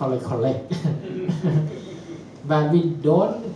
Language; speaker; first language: English; non-native, fluent; Thai